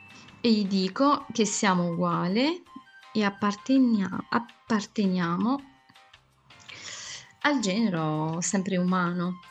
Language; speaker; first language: Italian; non-native, fluent; Arabic